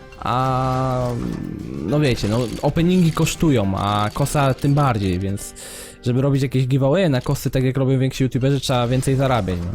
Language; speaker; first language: Polish; native; Polish